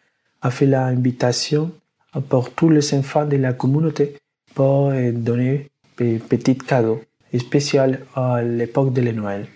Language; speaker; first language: French; non-native, learner; Spanish